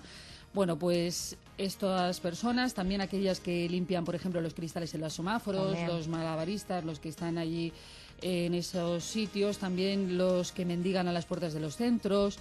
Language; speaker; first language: Spanish; native; Spanish